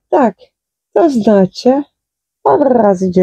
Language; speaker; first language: Polish; non-native, learner; Dutch